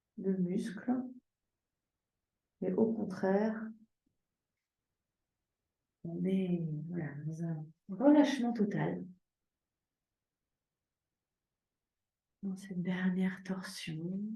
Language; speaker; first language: French; native; French